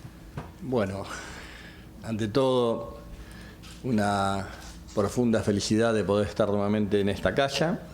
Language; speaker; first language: Spanish; native; Spanish